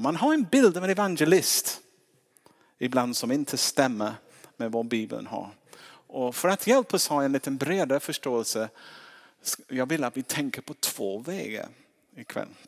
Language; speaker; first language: Swedish; non-native, fluent; English